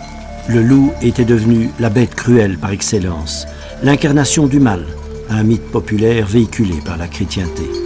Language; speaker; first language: French; native; French